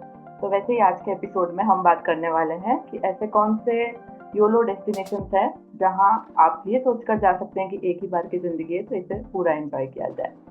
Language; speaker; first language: Hindi; native; Hindi